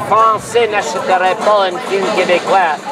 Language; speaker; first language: French; non-native, local second language; English